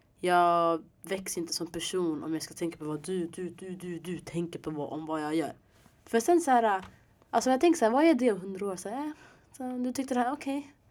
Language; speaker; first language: Swedish; early bilingual, other home language; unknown